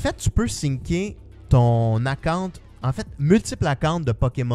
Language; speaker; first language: French; native; French